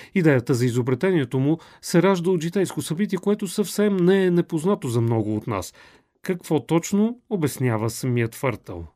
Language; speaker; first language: Bulgarian; native; Bulgarian